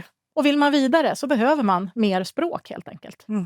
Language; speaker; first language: Swedish; native; Swedish